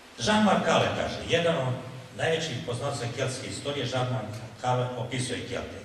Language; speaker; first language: Serbian; native; Serbian